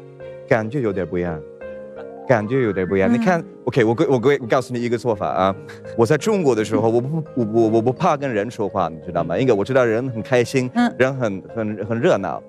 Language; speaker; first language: Chinese; non-native, fluent; Swedish